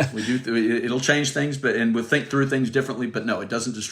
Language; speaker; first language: English; native; English